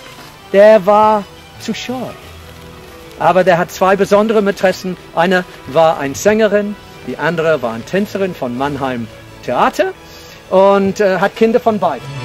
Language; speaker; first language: German; non-native, fluent; English